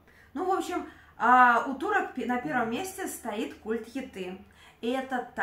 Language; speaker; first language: Russian; native; Russian